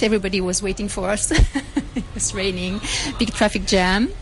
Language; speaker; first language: English; non-native, fluent; French